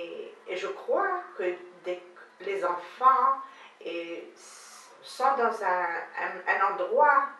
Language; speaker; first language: French; non-native, learner; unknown